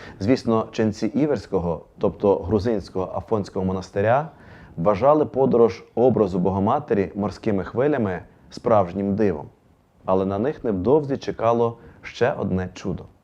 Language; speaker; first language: Ukrainian; native; Ukrainian